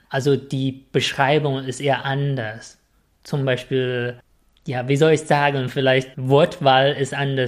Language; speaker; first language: German; non-native, fluent; Chinese